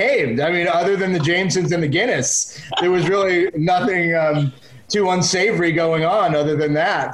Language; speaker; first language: English; native; English